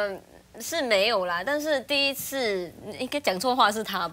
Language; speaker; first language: Chinese; native; Chinese